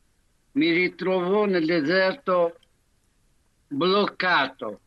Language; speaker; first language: Italian; non-native, fluent; Arabic